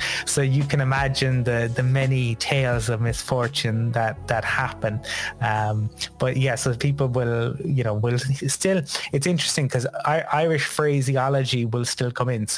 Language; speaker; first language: English; native; English